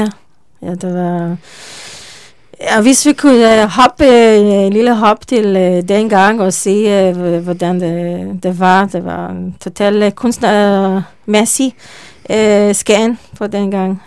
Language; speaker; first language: Danish; non-native, learner; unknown